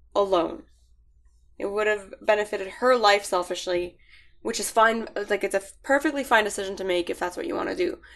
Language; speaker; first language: English; early bilingual, other home language; Arabic